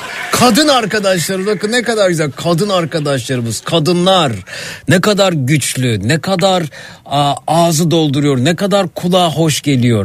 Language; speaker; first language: Turkish; native; Turkish